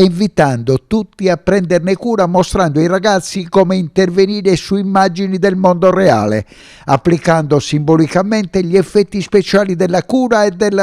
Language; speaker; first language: Italian; native; Italian